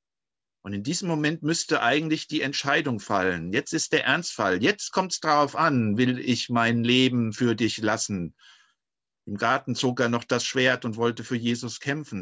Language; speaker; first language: German; native; German